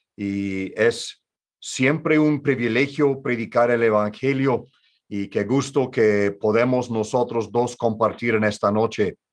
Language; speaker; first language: Spanish; non-native, fluent; English